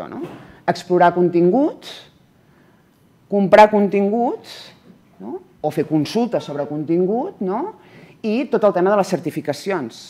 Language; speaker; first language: Catalan; native; Catalan